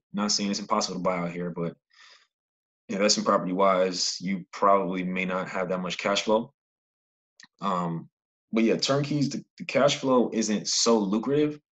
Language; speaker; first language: English; native; English